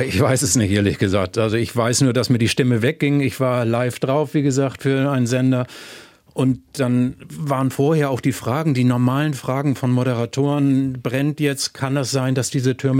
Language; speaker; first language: German; native; German